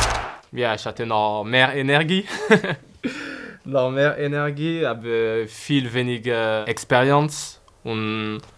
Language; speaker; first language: German; non-native, fluent; French